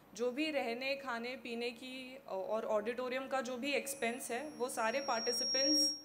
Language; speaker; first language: Hindi; non-native, local second language; Marathi